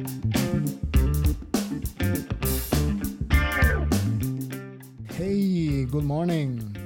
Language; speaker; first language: English; non-native, fluent; Spanish